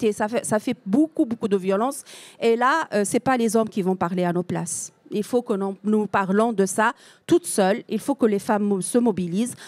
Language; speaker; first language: French; non-native, local second language; Arabic